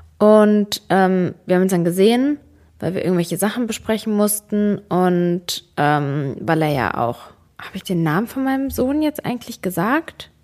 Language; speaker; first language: German; early bilingual, other home language; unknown